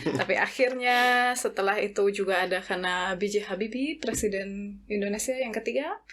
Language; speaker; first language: Indonesian; native; Indonesian